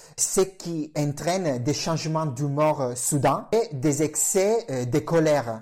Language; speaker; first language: French; non-native, fluent; Italian